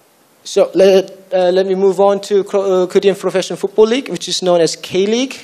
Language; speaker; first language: English; non-native, fluent; Korean